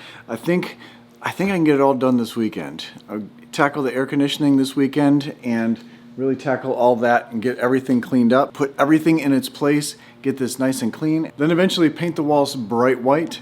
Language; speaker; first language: English; native; English